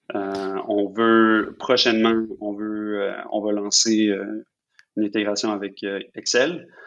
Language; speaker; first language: French; native; French